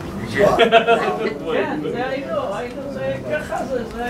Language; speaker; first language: Hebrew; non-native, fluent; French